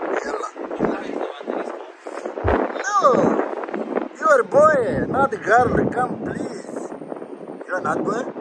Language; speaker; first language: English; non-native, learner; Urdu